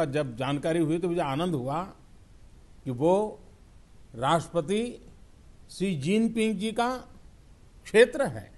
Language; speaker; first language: Hindi; non-native, local second language; Gujarati